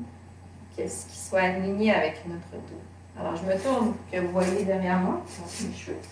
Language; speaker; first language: French; native; French